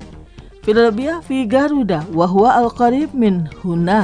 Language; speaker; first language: Arabic; non-native, fluent; Indonesian